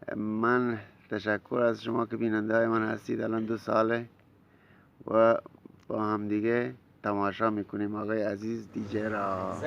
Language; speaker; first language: Persian; non-native, local second language; Baluchi